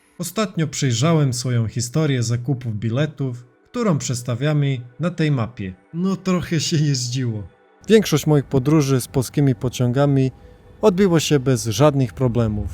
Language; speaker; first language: Polish; non-native, fluent; Serbian